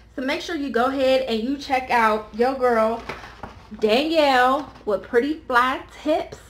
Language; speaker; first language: English; native; English